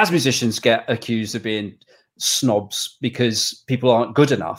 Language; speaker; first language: English; native; English